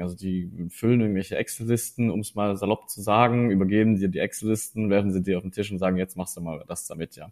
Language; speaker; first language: German; native; German